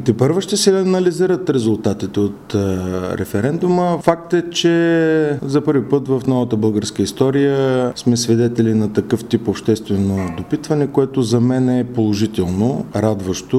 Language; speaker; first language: Bulgarian; native; Bulgarian